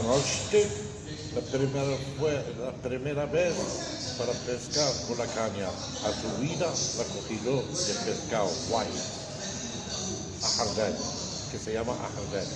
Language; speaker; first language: Spanish; non-native, learner; Arabic